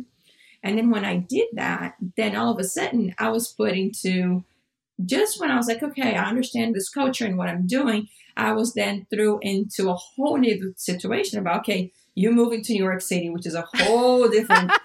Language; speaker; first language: English; non-native, fluent; Portuguese